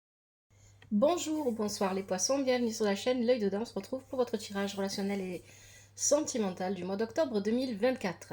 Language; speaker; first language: French; native; French